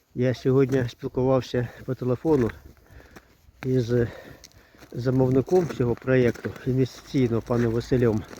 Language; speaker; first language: Ukrainian; native; Ukrainian